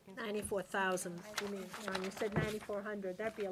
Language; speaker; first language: English; native; English